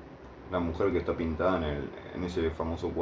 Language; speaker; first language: Spanish; native; Spanish